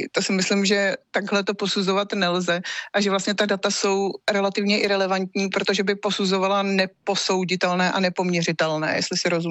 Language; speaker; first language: Czech; native; Czech